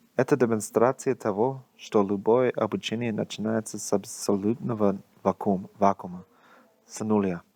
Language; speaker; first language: Russian; non-native, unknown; English